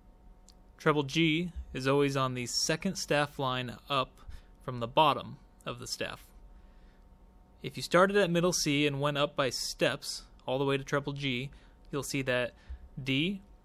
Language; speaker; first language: English; native; English